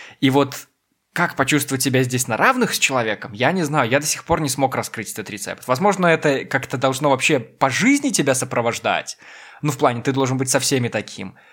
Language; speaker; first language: Russian; native; Russian